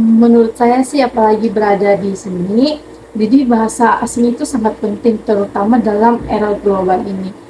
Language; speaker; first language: Indonesian; non-native, local second language; Nias